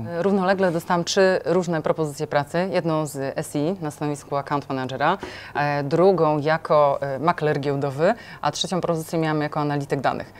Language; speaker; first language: Polish; native; Polish